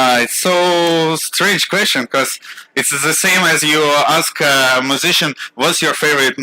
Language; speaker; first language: English; non-native, learner; Russian